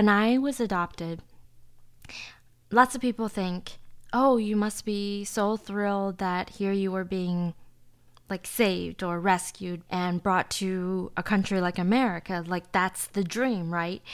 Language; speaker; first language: English; early bilingual, other home language; Chinese